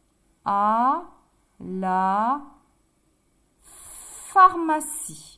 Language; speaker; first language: French; native; French